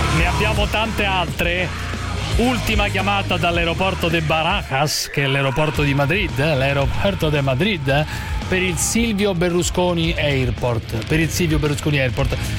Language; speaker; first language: Italian; native; Italian